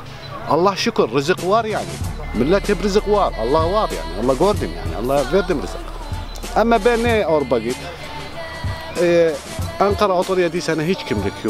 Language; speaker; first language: Turkish; non-native, learner; Arabic